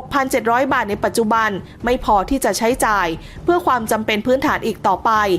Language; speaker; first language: Thai; native; Thai